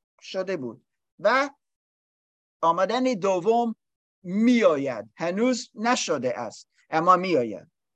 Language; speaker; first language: Persian; non-native, learner; English